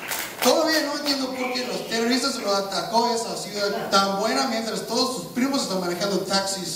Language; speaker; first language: Spanish; non-native, fluent; English